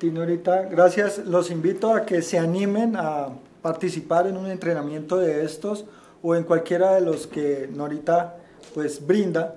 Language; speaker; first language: Spanish; native; Spanish